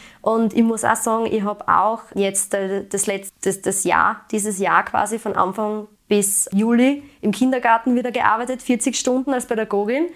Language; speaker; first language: German; native; German